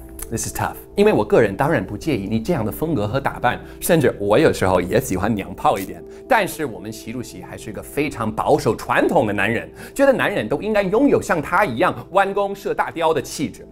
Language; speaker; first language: Chinese; non-native, fluent; English